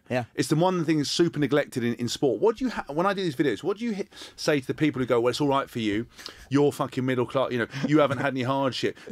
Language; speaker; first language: English; native; English